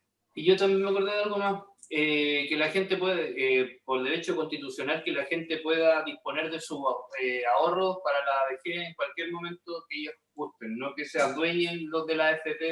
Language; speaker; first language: Spanish; native; Spanish